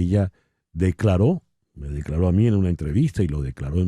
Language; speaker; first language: Spanish; native; Spanish